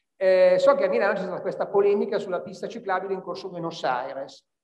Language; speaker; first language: Italian; native; Italian